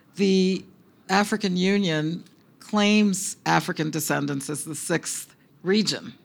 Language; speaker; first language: English; early bilingual, other home language; Spanish